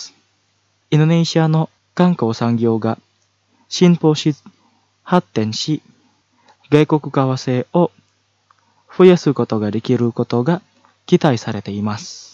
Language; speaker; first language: Japanese; non-native, fluent; Indonesian